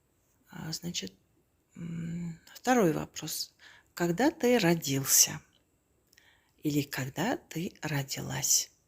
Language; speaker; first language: Russian; non-native, local second language; Kazakh